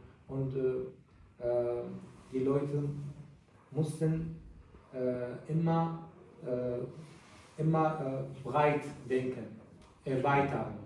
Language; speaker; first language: German; non-native, learner; Kurdish